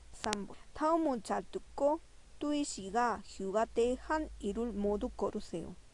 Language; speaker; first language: Korean; non-native, fluent; Spanish